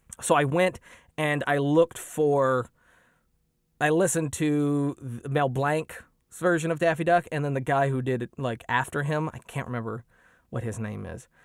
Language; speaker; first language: English; native; English